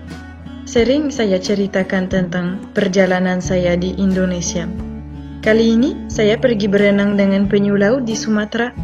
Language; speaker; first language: Indonesian; non-native, fluent; French